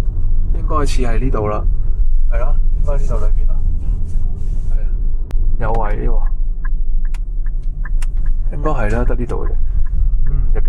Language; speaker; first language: Cantonese; native; Cantonese